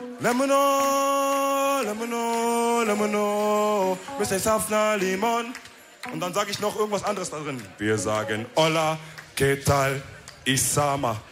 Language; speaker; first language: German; early bilingual, other home language; Wolof